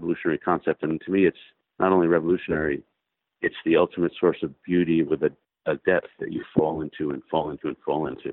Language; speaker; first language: English; native; English